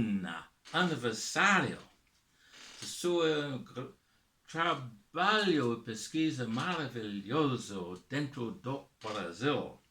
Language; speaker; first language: Portuguese; non-native, learner; English